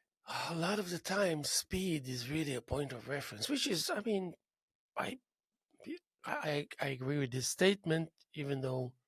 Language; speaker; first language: English; non-native, fluent; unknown